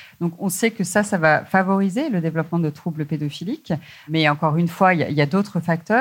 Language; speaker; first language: French; native; French